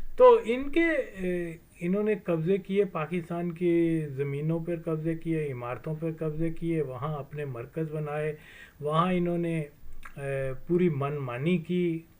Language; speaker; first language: Urdu; non-native, local second language; Punjabi